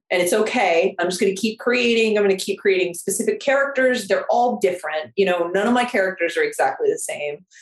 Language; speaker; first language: English; non-native, fluent; Korean